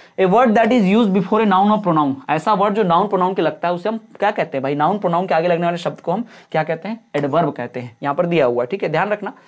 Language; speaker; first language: Hindi; native; Hindi